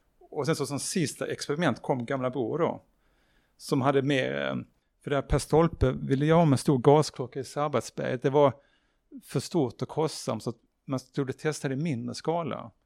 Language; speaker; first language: Swedish; native; Swedish